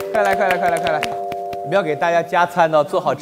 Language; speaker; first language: Chinese; native; Chinese